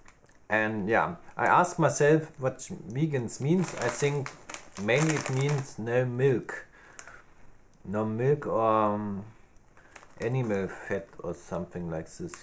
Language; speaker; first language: English; non-native, learner; German